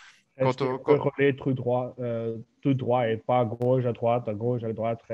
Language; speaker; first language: French; non-native, local second language; Dutch